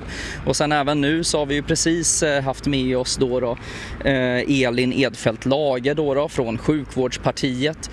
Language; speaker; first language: Swedish; native; Swedish